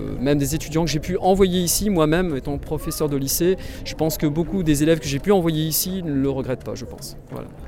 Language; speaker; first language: French; native; French